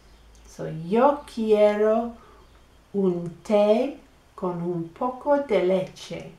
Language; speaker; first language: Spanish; non-native, fluent; English